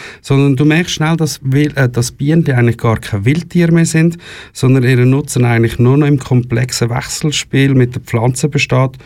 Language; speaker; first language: German; native; German